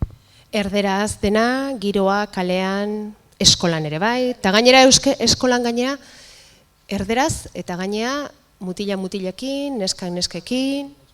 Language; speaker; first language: Basque; native; Basque